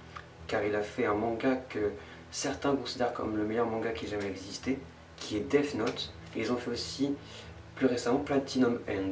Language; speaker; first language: French; native; French